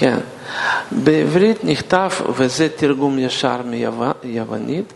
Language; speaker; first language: Hebrew; non-native, fluent; Russian